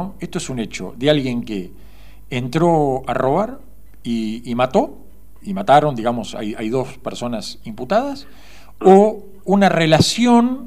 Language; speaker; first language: Spanish; native; Spanish